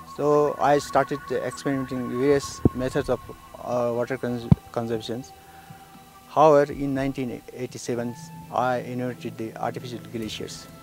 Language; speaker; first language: English; non-native, local second language; Ladakhi